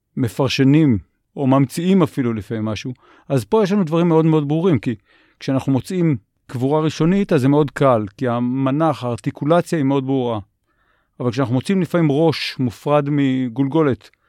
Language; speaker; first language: Hebrew; native; Hebrew